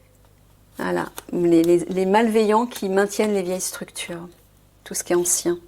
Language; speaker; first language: French; native; French